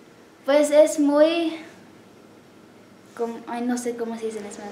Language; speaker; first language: Spanish; early bilingual, heritage; English